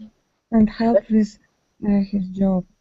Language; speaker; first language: English; non-native, learner; Ukrainian